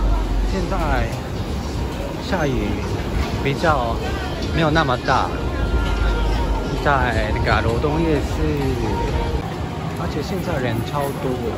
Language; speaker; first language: Chinese; non-native, fluent; Japanese